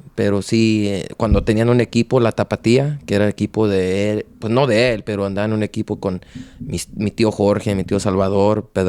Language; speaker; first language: Spanish; early bilingual, heritage; Spanish